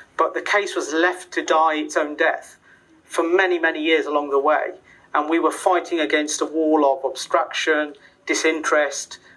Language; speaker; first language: English; native; English